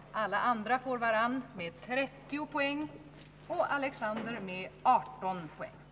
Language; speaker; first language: Swedish; native; Swedish